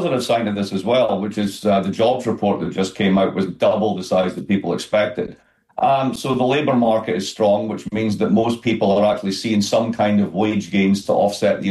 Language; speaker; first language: English; native; English